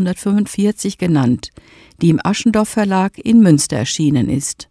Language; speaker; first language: German; native; German